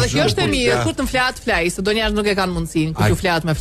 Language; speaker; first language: Albanian; native; Albanian